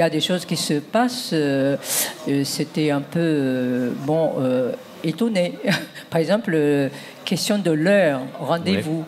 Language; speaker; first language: French; non-native, fluent; Japanese